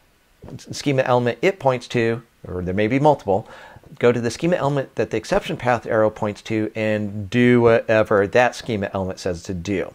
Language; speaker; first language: English; native; English